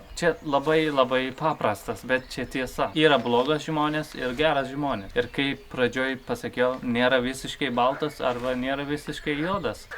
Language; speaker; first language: Lithuanian; non-native, fluent; Turkish